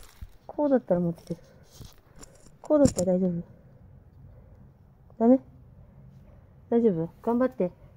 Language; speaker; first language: Japanese; native; Japanese